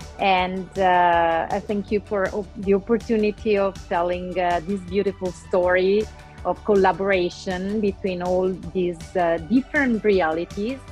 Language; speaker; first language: English; non-native, local second language; Italian